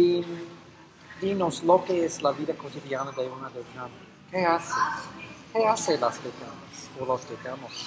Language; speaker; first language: Spanish; non-native, fluent; English